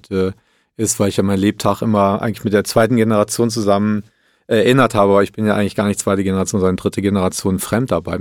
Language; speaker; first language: German; early bilingual, other home language; Italian